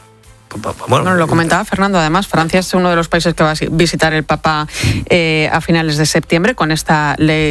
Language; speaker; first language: Spanish; native; Spanish